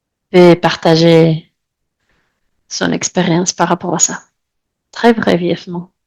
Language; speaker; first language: French; non-native, fluent; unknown